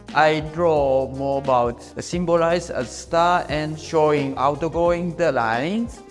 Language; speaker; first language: English; non-native, learner; Japanese